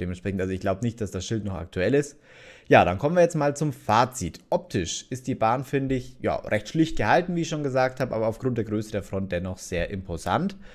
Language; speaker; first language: German; native; German